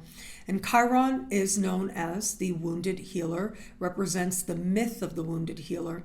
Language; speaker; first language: English; native; English